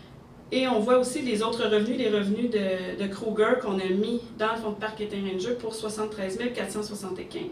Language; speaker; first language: French; native; French